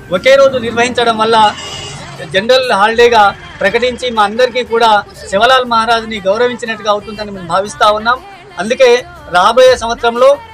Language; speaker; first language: Telugu; non-native, local second language; Lambadi